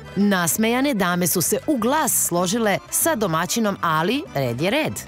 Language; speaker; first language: Serbian; native; Serbian